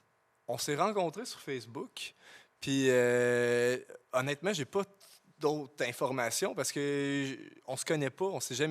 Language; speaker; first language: French; native; French